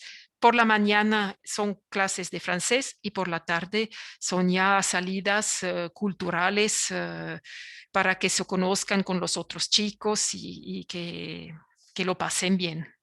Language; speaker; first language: Spanish; non-native, fluent; French